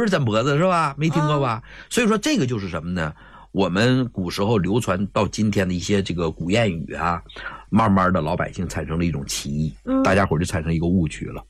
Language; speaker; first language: Chinese; native; Chinese